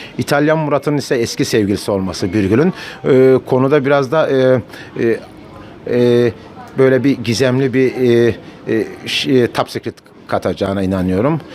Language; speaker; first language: Turkish; native; Turkish